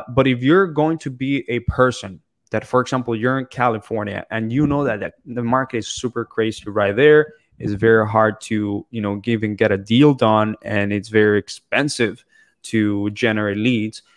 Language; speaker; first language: English; non-native, fluent; Spanish